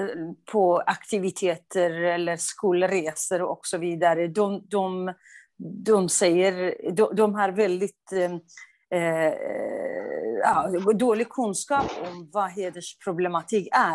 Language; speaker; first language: Swedish; non-native, fluent; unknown